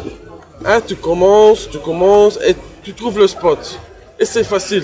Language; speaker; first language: French; non-native, learner; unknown